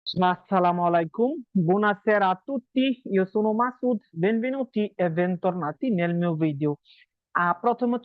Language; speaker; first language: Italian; non-native, learner; Bangla